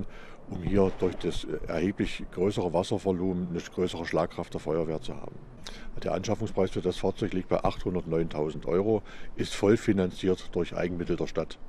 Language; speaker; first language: German; native; German